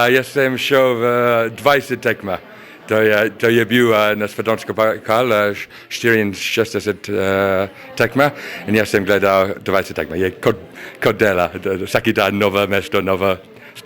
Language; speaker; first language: Slovenian; non-native, learner; English